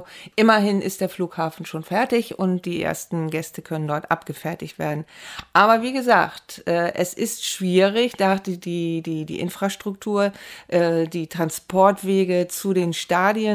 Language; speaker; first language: German; native; German